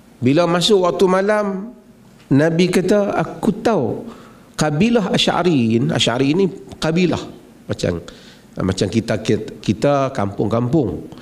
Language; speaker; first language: Malay; native; Malay